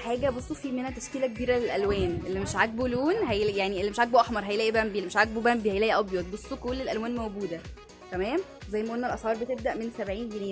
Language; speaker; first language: Arabic; native; Arabic